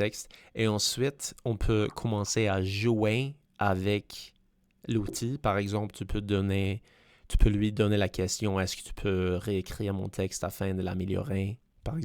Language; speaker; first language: French; non-native, fluent; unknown